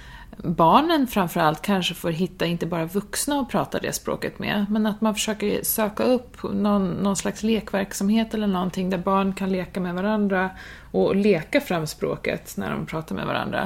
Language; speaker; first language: Swedish; native; Swedish